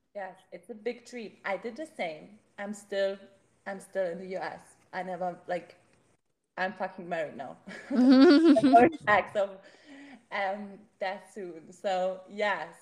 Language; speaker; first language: English; non-native, fluent; German